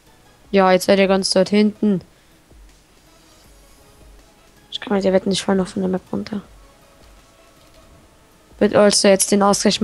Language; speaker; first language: German; native; German